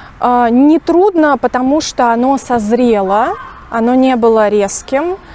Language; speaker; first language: Russian; native; Russian